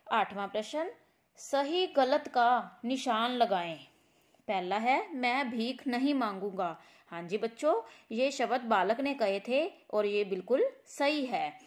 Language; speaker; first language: Hindi; non-native, local second language; Punjabi